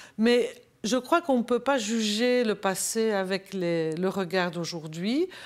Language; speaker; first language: French; native; French